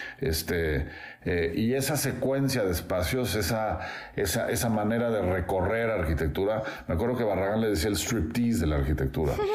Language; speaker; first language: Spanish; native; Spanish